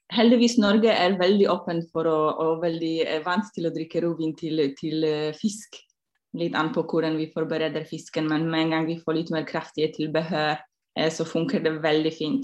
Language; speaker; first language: Norwegian; non-native, fluent; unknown